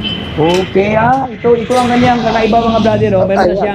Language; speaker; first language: Filipino; native; Filipino